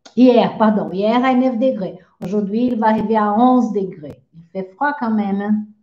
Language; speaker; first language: French; non-native, fluent; Portuguese